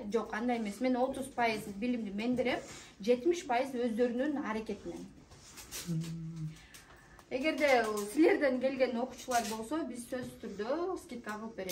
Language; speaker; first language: Kyrgyz; native; Kyrgyz